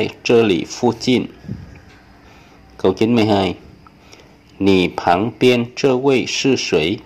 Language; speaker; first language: Chinese; non-native, fluent; Vietnamese